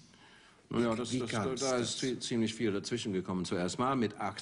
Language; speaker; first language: German; non-native, fluent; English